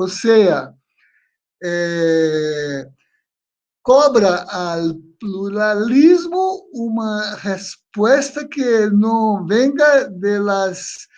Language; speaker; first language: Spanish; non-native, learner; Portuguese